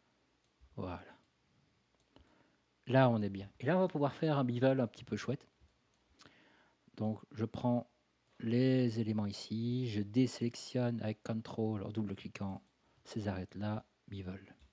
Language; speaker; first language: French; native; French